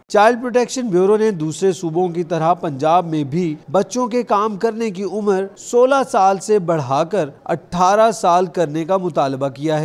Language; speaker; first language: Urdu; native; Urdu